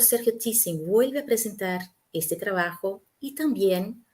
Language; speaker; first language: Spanish; native; Spanish